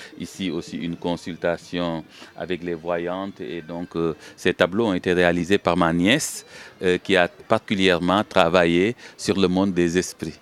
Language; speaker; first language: French; non-native, local second language; Wolof